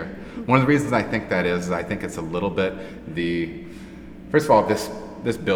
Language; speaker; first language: English; native; English